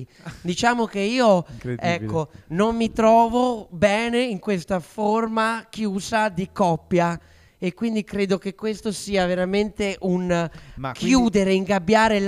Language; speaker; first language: Italian; native; Italian